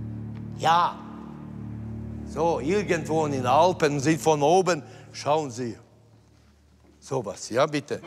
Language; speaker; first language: German; non-native, fluent; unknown